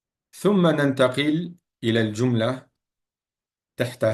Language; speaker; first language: Arabic; non-native, fluent; French